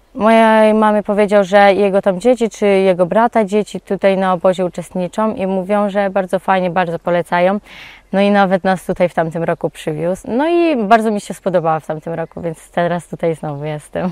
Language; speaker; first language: Polish; early bilingual, other home language; Ukrainian